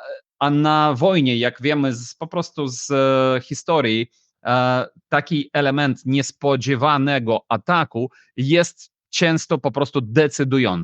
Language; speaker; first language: Polish; non-native, fluent; Ukrainian